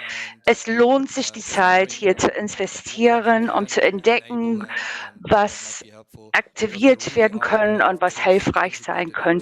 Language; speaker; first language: German; non-native, learner; English